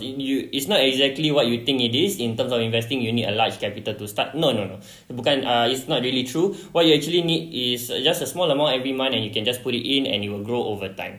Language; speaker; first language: English; non-native, local second language; Malay